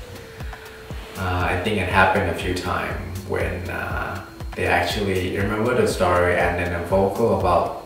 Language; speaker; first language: English; non-native, fluent; Thai